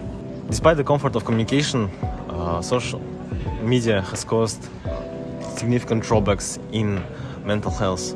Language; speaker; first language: English; non-native, local second language; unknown